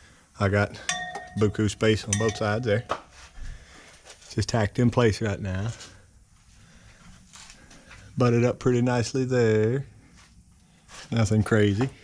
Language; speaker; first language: English; native; English